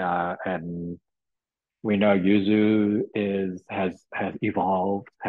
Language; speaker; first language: English; non-native, local second language; Cantonese